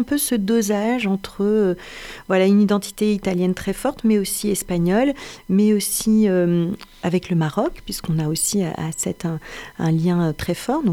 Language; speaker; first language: French; native; French